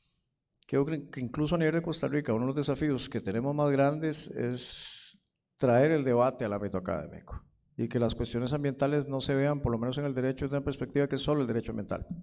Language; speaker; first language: Spanish; native; Spanish